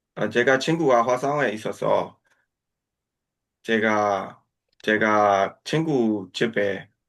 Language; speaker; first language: Korean; non-native, learner; Burmese